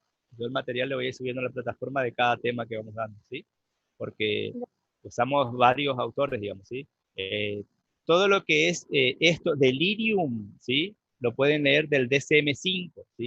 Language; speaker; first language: Spanish; native; Spanish